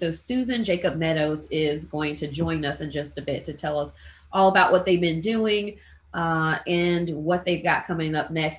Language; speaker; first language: English; native; English